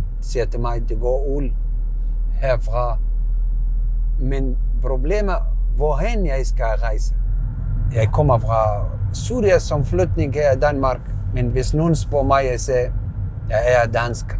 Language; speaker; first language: Danish; non-native, learner; Arabic